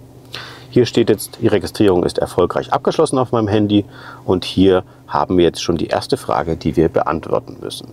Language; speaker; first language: German; native; German